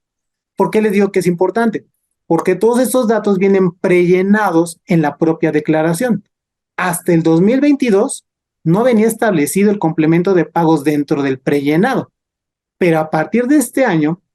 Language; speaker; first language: Spanish; native; Spanish